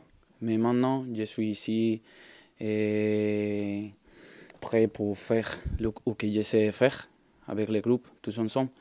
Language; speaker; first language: French; non-native, learner; Spanish